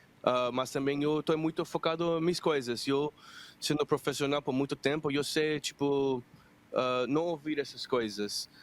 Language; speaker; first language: Portuguese; non-native, fluent; Spanish